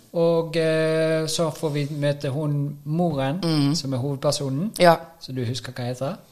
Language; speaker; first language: Norwegian; native; Norwegian